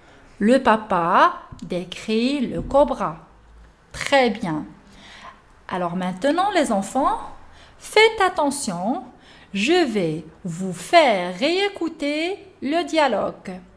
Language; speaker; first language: French; non-native, local second language; Arabic